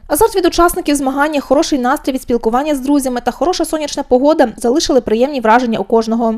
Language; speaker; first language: Ukrainian; native; Ukrainian